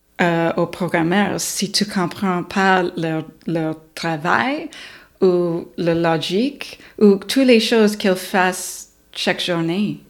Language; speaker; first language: French; non-native, learner; English